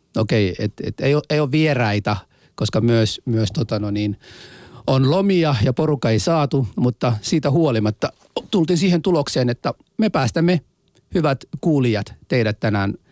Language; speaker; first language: Finnish; non-native, fluent; Somali